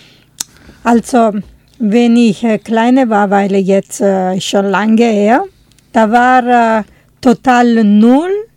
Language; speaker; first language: German; non-native, learner; Italian